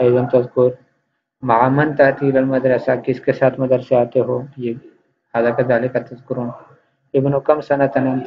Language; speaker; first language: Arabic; non-native, fluent; Urdu